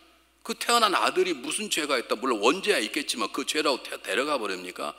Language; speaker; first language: Korean; native; Korean